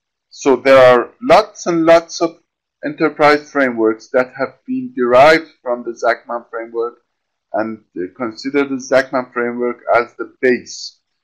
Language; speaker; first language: English; non-native, fluent; Persian